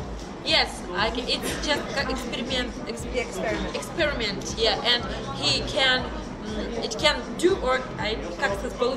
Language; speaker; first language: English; non-native, learner; Russian